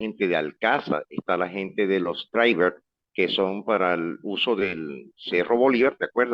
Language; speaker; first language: Spanish; native; Spanish